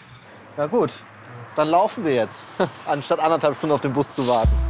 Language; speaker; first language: German; native; German